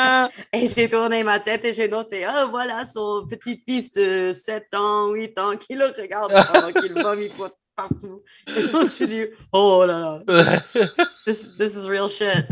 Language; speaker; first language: French; non-native, fluent; English